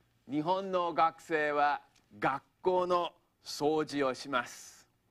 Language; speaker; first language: Japanese; non-native, fluent; English